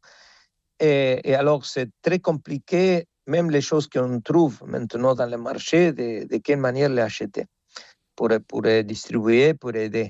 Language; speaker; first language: French; non-native, fluent; Spanish